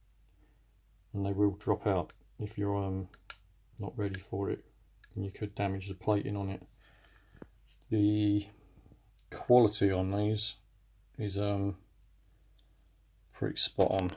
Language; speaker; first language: English; native; English